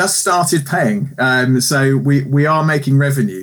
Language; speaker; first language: English; native; English